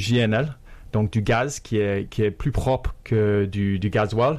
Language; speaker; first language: French; non-native, fluent; English